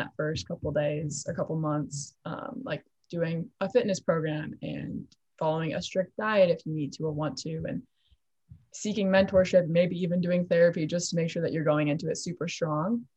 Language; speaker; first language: English; native; English